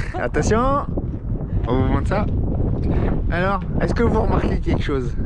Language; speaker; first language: French; native; French